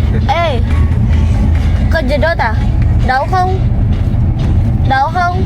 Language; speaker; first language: Vietnamese; non-native, learner; Indonesian